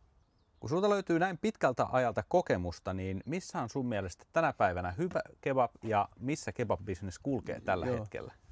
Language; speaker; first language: Finnish; native; Finnish